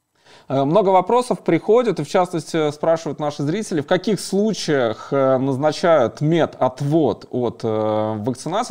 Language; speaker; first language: Russian; native; Russian